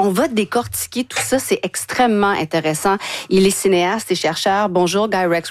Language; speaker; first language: French; native; French